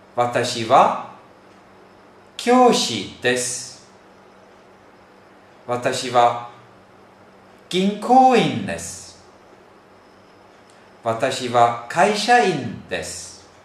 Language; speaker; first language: Japanese; non-native, fluent; Turkish